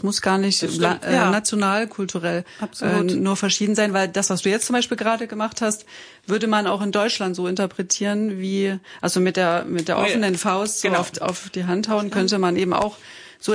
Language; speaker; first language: German; native; German